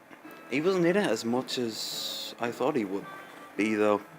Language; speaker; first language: English; native; English